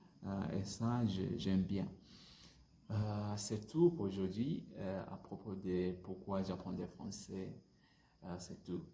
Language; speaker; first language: French; non-native, learner; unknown